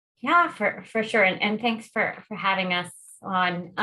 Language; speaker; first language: English; native; English